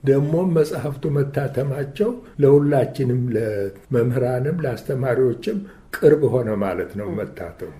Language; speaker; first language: Amharic; native; Amharic